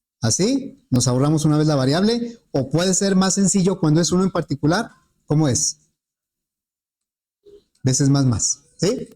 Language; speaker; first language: Spanish; native; Spanish